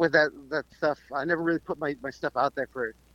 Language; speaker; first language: English; native; English